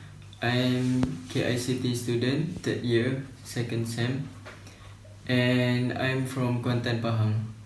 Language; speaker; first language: English; non-native, learner; Malay